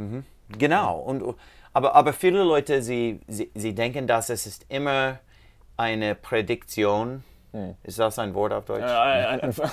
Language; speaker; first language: German; non-native, learner; English